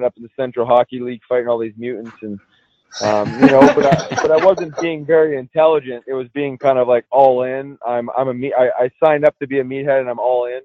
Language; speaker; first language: English; native; English